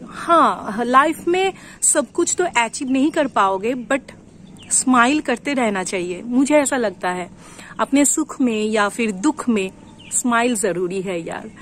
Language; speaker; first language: Hindi; non-native, local second language; Bangla